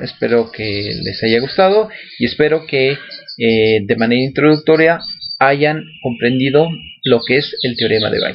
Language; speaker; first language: Spanish; native; Spanish